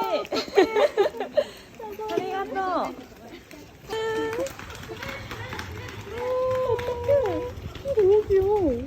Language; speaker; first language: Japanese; non-native, fluent; Korean